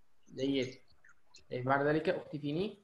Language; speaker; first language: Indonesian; non-native, fluent; Arabic